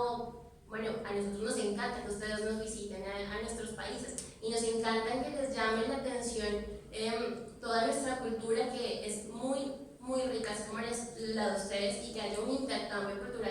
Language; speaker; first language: Spanish; native; Spanish